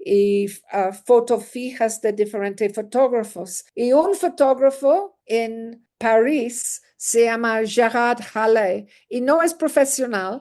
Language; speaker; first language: Spanish; non-native, learner; English